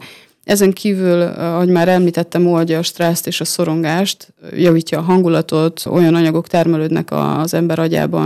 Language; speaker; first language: Hungarian; native; Hungarian